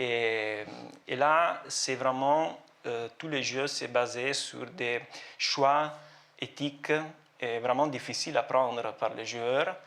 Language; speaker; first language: French; non-native, fluent; Italian